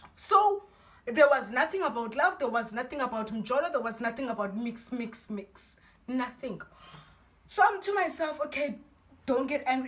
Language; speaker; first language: English; non-native, local second language; Xhosa